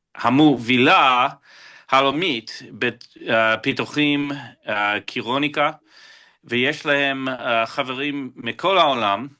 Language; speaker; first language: Hebrew; early bilingual, heritage; Hebrew